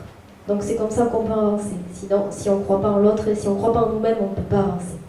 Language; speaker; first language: French; native; French